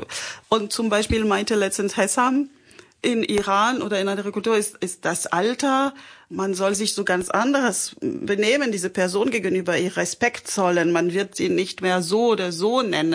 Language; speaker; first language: German; non-native, fluent; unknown